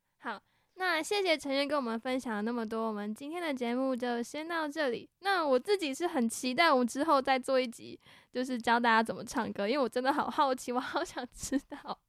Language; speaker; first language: Chinese; native; Chinese